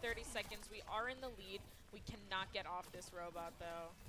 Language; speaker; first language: English; native; English